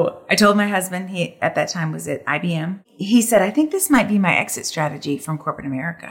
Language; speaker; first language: English; native; English